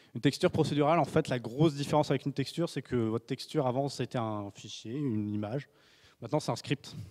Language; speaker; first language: French; native; French